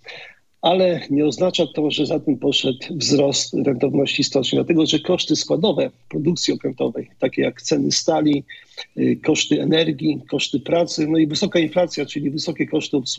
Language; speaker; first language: Polish; native; Polish